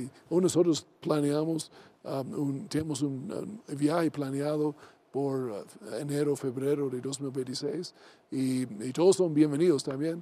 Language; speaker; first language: Spanish; non-native, learner; English